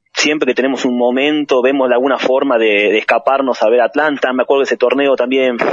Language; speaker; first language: Spanish; native; Spanish